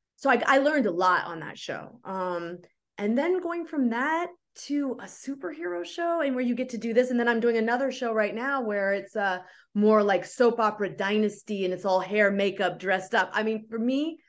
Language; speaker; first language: English; native; English